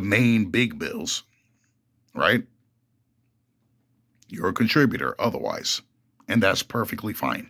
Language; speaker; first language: English; native; English